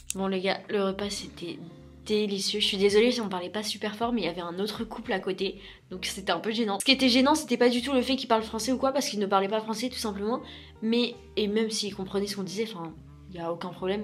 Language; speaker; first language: French; native; French